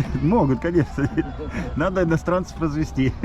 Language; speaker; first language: Russian; native; Russian